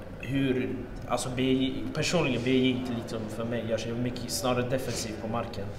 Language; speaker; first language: Swedish; early bilingual, other home language; Russian